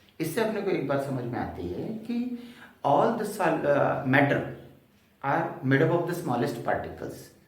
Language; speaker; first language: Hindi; non-native, local second language; Marathi